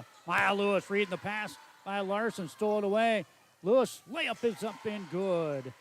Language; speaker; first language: English; native; English